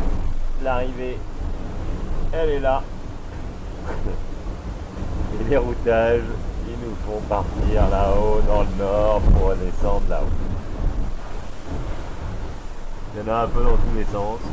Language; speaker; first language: French; native; French